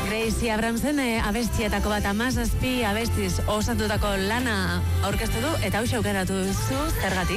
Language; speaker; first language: Basque; native; Basque